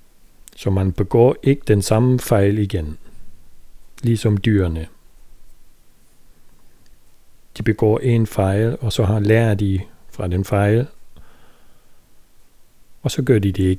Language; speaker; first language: Danish; non-native, fluent; German